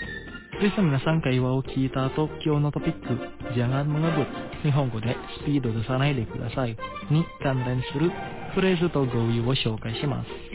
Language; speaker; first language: Japanese; non-native, fluent; Indonesian